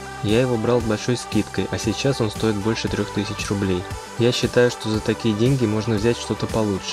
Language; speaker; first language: Russian; native; Russian